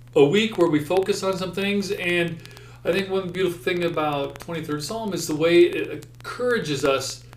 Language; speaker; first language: English; native; English